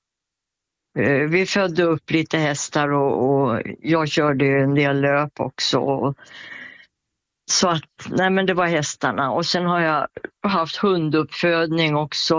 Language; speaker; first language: Swedish; native; Swedish